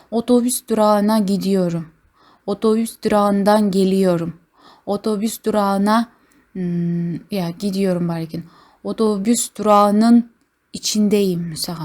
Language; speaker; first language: Turkish; non-native, fluent; Kazakh